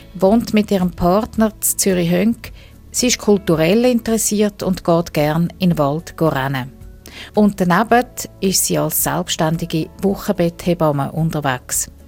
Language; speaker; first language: German; native; German